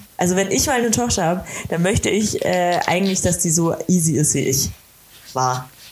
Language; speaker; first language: German; native; German